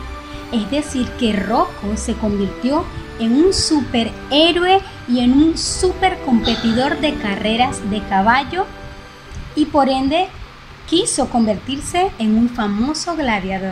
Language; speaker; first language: Spanish; native; Spanish